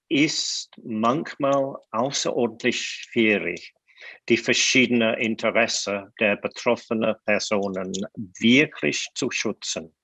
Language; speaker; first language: German; non-native, fluent; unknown